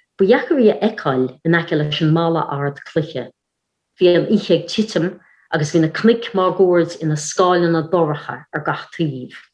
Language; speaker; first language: Irish; native; Irish